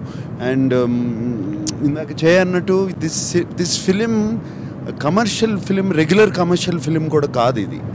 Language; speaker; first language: Telugu; native; Telugu